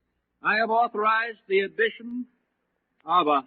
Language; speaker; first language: English; native; English